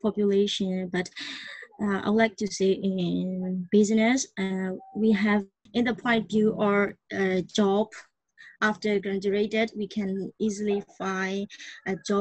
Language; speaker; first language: English; non-native, learner; Burmese